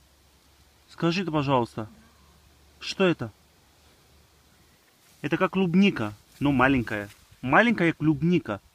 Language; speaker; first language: Russian; non-native, fluent; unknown